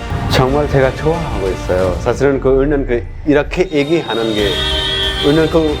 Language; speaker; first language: Korean; non-native, fluent; Hindi